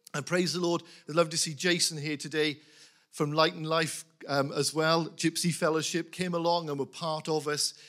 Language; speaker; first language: English; native; English